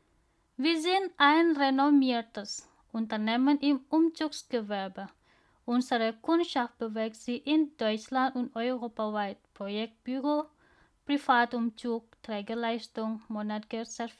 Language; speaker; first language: German; non-native, learner; Indonesian